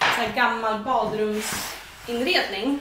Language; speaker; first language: Swedish; native; Swedish